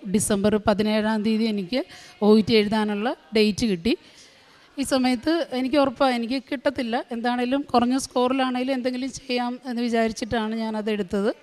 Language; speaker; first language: Malayalam; native; Malayalam